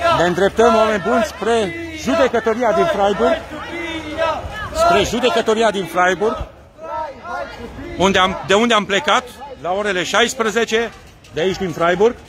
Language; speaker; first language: Romanian; native; Romanian